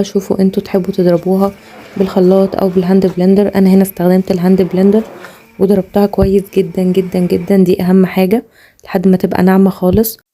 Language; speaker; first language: Arabic; native; Arabic